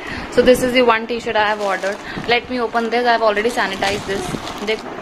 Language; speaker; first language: English; non-native, local second language; Hindi